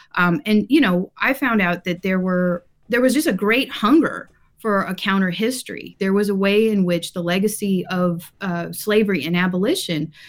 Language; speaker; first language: English; early bilingual, other home language; Japanese